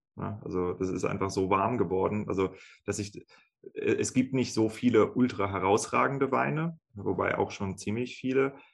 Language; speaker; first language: German; native; German